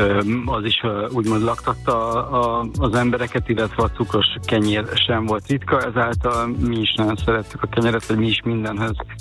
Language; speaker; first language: Hungarian; native; Hungarian